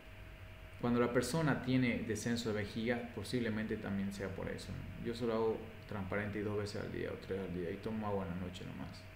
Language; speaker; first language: Spanish; native; Spanish